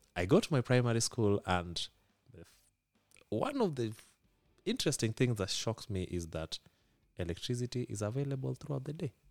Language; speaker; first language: English; non-native, local second language; Luo (Kenya and Tanzania)